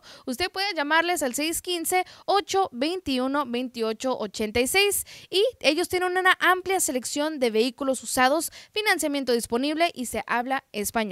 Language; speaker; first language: Spanish; native; Spanish